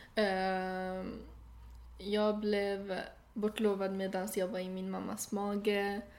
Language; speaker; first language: Swedish; non-native, fluent; Persian